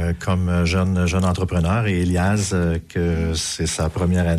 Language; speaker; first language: French; native; French